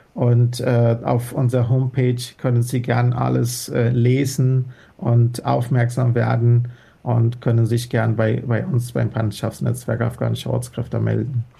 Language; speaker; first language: German; non-native, fluent; Persian